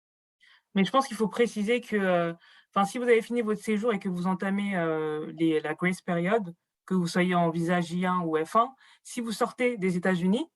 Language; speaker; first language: French; native; French